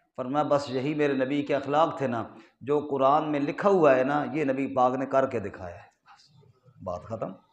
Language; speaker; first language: Urdu; non-native, local second language; Punjabi